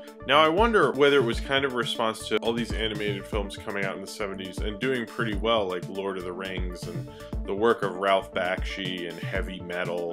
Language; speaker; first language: English; native; English